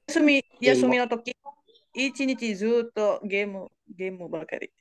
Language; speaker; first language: Japanese; non-native, learner; Indonesian